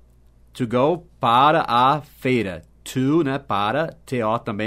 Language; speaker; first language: Portuguese; non-native, fluent; English